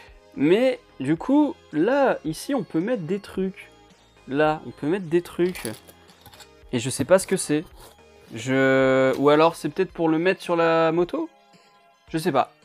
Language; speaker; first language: French; native; French